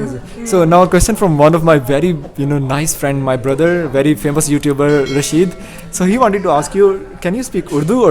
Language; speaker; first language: English; non-native, local second language; Urdu